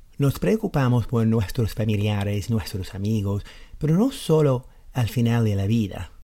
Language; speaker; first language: Spanish; non-native, fluent; English